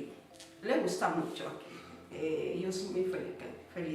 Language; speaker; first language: Spanish; non-native, learner; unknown